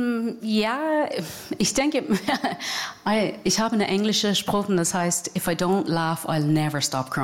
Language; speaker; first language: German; non-native, fluent; English